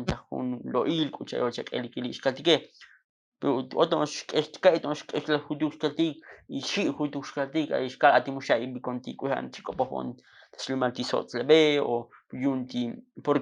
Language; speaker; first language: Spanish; non-native, local second language; Tzotzil